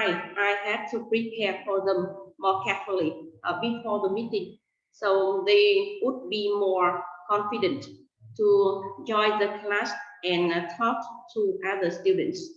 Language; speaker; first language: English; non-native, fluent; Vietnamese